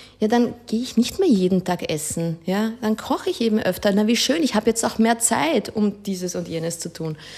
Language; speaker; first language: German; early bilingual, other home language; Spanish